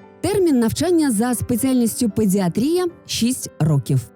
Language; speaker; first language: Ukrainian; native; Ukrainian